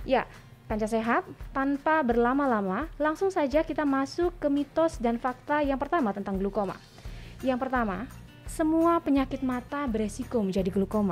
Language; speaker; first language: Indonesian; native; Indonesian